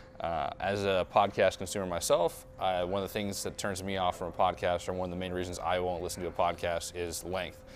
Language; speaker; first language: English; native; English